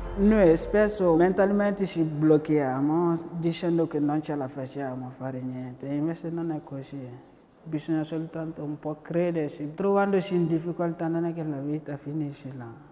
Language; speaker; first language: Italian; non-native, fluent; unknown